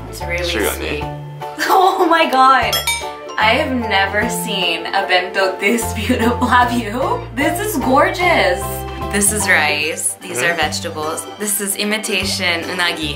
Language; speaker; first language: English; early bilingual, other home language; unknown